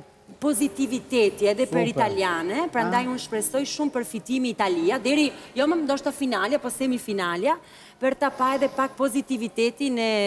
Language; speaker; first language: Albanian; non-native, learner; Italian